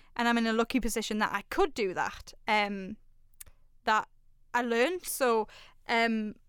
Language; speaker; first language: English; native; English